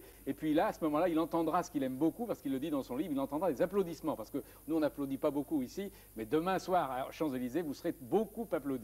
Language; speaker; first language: French; native; French